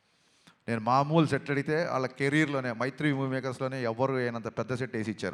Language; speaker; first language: Telugu; native; Telugu